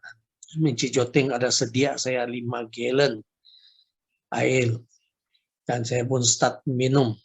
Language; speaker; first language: Indonesian; non-native, local second language; Chinese